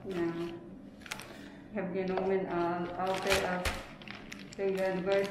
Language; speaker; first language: Dutch; non-native, learner; Filipino